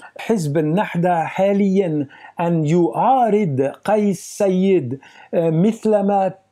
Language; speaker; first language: Arabic; non-native, fluent; French